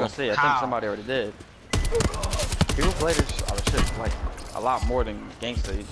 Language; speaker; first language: English; native; English